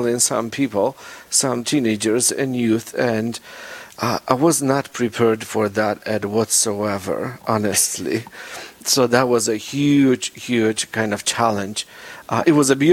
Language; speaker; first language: English; non-native, fluent; Polish